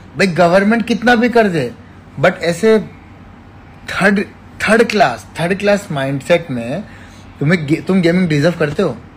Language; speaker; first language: Hindi; native; Hindi